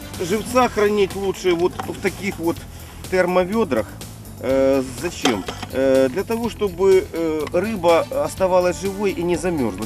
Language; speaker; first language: Russian; native; Russian